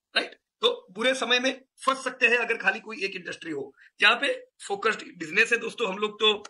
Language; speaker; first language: Hindi; non-native, local second language; Gujarati